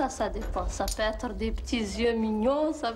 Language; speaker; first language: French; non-native, local second language; Arabic